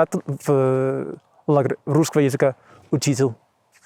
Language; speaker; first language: Russian; non-native, learner; English